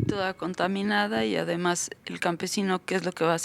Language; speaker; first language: Spanish; native; Spanish